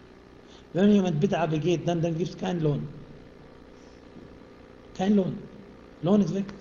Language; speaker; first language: German; non-native, fluent; Arabic